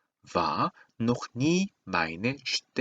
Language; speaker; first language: German; non-native, learner; Korean